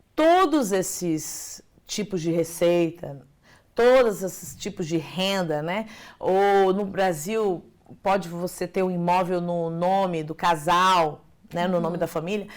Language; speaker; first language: Portuguese; native; Portuguese